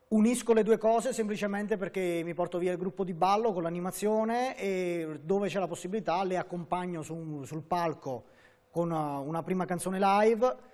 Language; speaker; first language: Italian; native; Italian